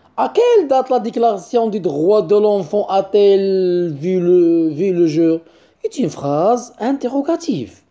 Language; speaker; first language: French; non-native, local second language; Arabic